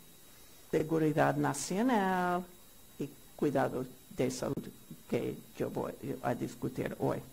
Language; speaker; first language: Spanish; non-native, fluent; English